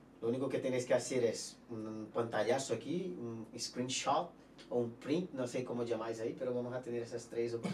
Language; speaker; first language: Spanish; non-native, fluent; Portuguese